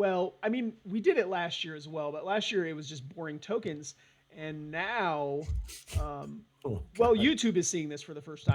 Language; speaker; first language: English; native; English